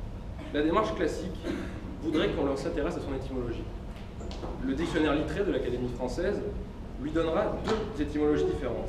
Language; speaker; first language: French; native; French